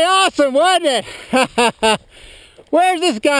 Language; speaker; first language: English; native; English